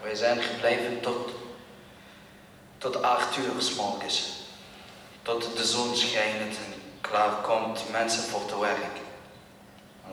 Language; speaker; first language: Dutch; non-native, learner; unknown